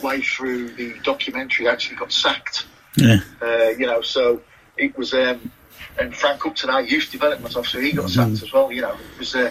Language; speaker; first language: English; native; English